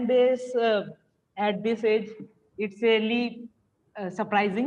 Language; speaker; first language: English; non-native, local second language; Hindi